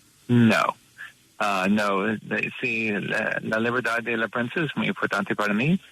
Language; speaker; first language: Spanish; non-native, learner; English